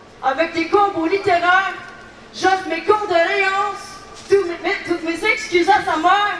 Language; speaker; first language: French; native; French